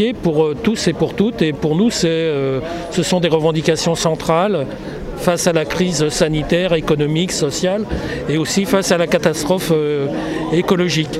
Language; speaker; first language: French; native; French